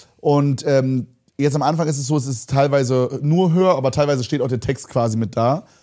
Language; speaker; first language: German; native; German